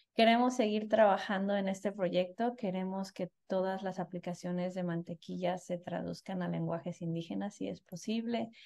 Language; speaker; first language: Spanish; native; Spanish